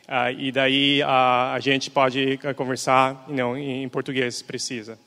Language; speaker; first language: Portuguese; early bilingual, other home language; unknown